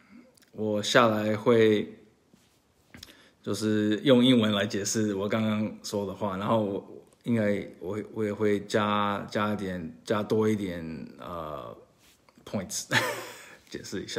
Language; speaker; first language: Chinese; early bilingual, heritage; Chinese